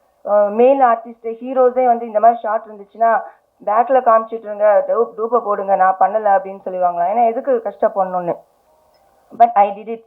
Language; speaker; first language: Tamil; early bilingual, heritage; Tamil